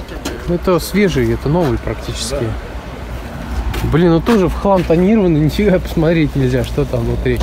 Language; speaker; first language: Russian; native; Russian